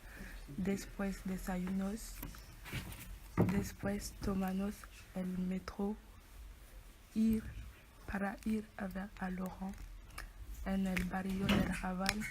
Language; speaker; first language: Spanish; non-native, learner; French